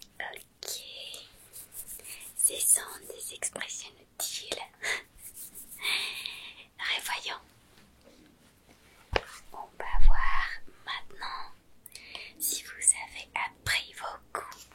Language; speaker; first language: French; non-native, fluent; Spanish